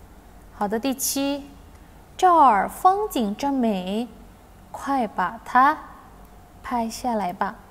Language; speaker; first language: Chinese; non-native, fluent; Indonesian